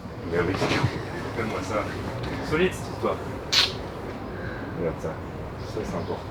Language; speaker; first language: French; native; French